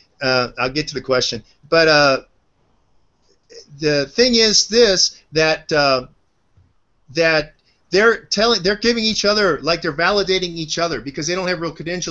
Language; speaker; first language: English; native; English